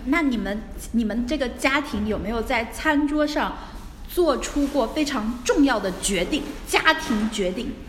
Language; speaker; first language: Chinese; non-native, learner; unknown